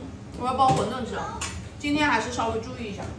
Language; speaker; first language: Chinese; native; Chinese